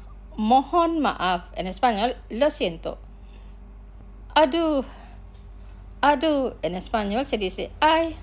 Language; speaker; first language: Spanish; non-native, fluent; Indonesian